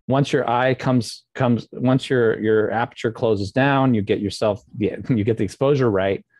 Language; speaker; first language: English; native; English